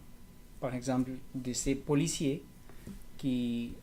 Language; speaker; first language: French; non-native, learner; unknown